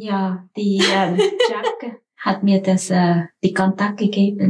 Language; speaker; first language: German; non-native, learner; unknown